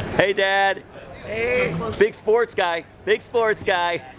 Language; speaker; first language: English; native; English